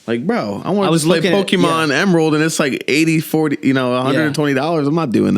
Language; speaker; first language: English; native; English